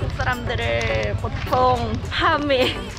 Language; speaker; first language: Korean; non-native, learner; Thai